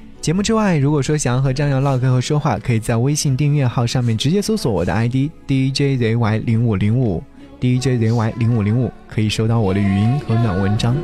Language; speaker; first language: Chinese; native; Chinese